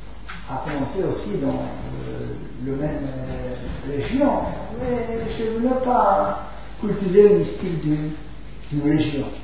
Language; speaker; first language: French; non-native, fluent; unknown